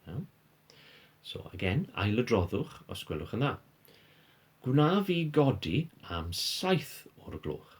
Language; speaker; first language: Welsh; non-native, fluent; English